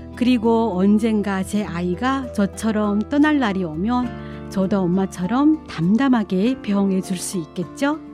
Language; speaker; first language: Korean; non-native, fluent; Chinese